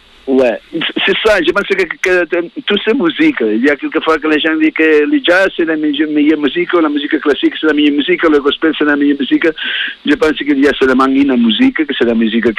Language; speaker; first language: French; non-native, learner; Spanish